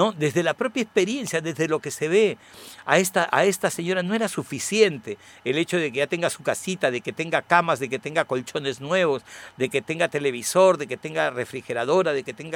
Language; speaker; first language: Spanish; native; Spanish